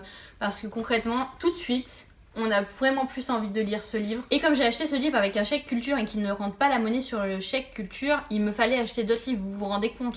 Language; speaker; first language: French; native; French